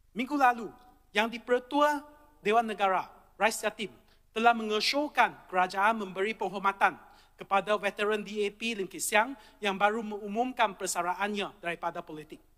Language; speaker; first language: Malay; non-native, local second language; Chinese